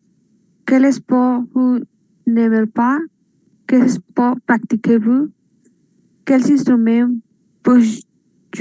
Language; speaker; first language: French; non-native, learner; Spanish